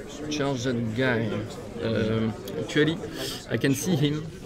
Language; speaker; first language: English; non-native, learner; French